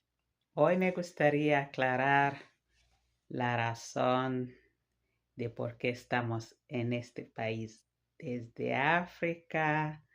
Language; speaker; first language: Spanish; non-native, fluent; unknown